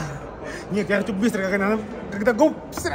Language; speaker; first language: Russian; non-native, learner; Portuguese